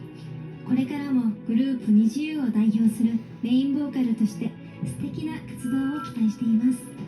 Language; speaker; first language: Japanese; native; Japanese